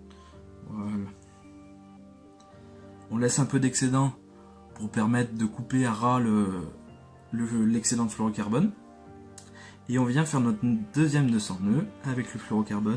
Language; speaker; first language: French; native; French